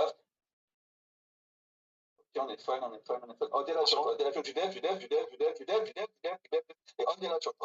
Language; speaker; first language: French; native; French